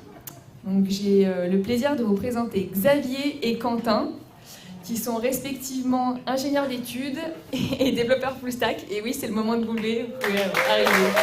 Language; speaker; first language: French; native; French